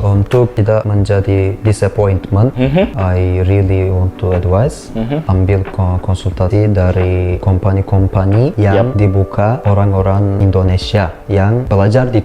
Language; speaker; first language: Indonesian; non-native, learner; Turkish